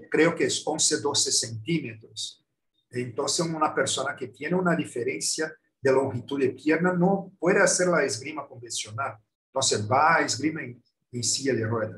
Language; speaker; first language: Spanish; non-native, learner; Portuguese